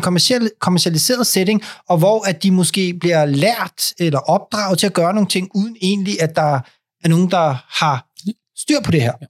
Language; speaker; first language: Danish; native; Danish